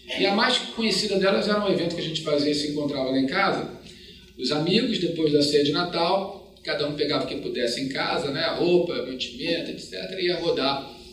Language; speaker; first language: Portuguese; native; Portuguese